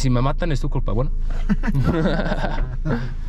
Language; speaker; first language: Spanish; non-native, fluent; English